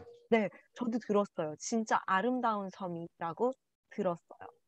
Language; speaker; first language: Korean; native; Korean